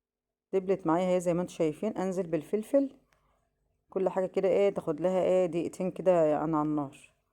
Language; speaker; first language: Arabic; native; Arabic